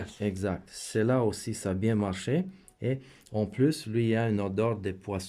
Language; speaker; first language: French; non-native, fluent; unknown